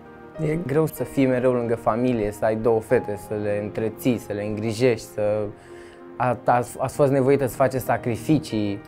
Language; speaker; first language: Romanian; native; Romanian